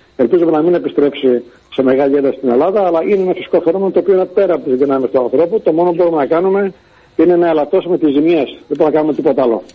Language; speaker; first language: Greek; native; Greek